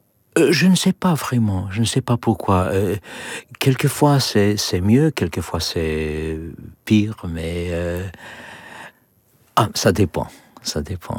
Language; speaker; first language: French; non-native, learner; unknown